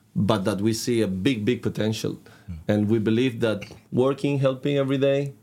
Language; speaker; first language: English; non-native, fluent; Spanish